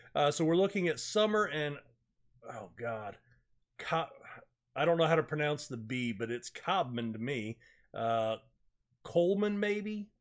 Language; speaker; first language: English; native; English